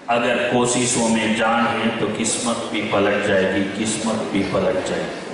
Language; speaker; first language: Hindi; non-native, local second language; Kannada